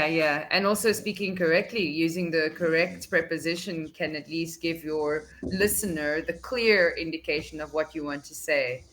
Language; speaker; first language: English; non-native, fluent; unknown